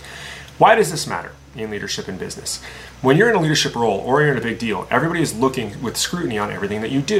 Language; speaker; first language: English; native; English